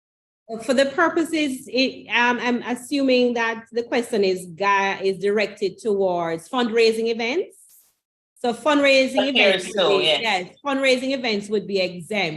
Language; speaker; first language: English; native; English